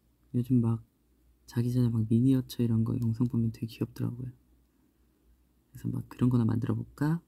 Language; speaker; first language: Korean; native; Korean